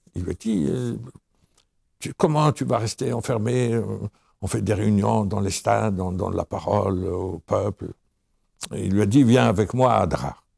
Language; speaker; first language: French; non-native, local second language; Arabic